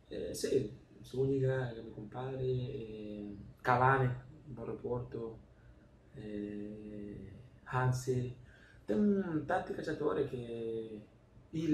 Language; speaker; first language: Italian; non-native, learner; Spanish